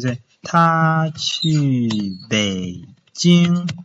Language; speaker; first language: Chinese; non-native, fluent; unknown